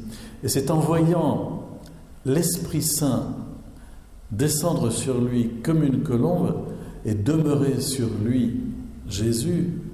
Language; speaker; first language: French; native; French